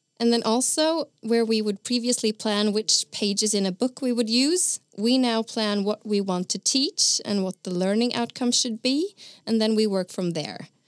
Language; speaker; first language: English; non-native, fluent; Norwegian